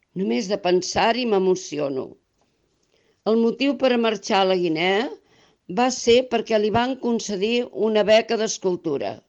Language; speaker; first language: Catalan; native; Catalan